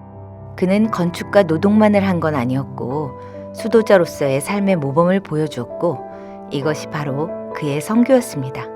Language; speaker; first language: Korean; native; Korean